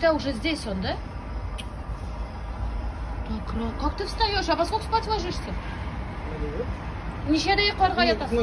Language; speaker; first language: Russian; native; Russian